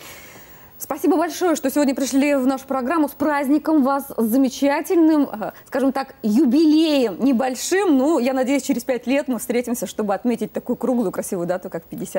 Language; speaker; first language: Russian; native; Russian